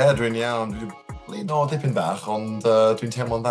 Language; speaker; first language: Welsh; non-native, local second language; English